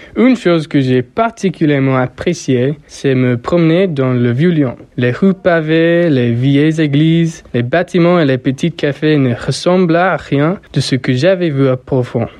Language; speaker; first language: French; non-native, learner; English